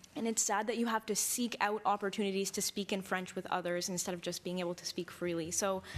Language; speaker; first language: English; native; English